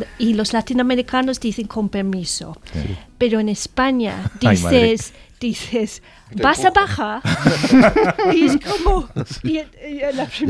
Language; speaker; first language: Spanish; non-native, fluent; English